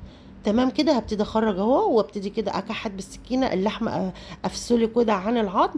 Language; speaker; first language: Arabic; native; Arabic